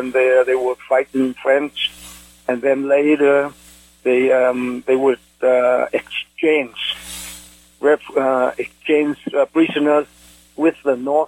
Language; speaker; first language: English; non-native, fluent; Vietnamese